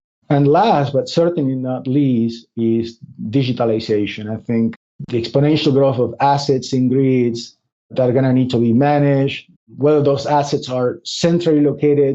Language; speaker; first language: English; non-native, fluent; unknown